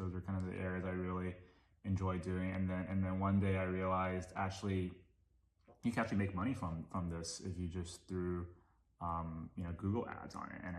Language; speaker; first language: English; non-native, local second language; Cantonese